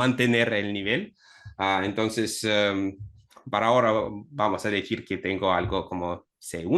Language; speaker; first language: Spanish; non-native, fluent; Russian